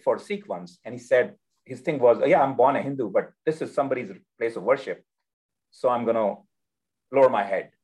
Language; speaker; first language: English; non-native, local second language; Hindi